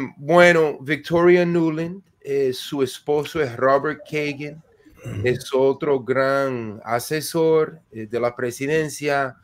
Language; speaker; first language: Spanish; non-native, fluent; English